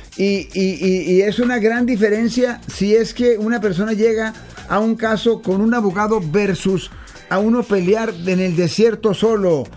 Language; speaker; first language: Spanish; native; Spanish